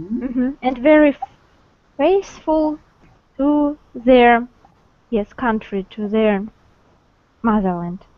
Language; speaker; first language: English; non-native, learner; Russian